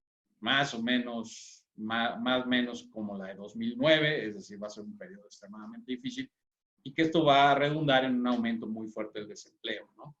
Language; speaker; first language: Spanish; native; Spanish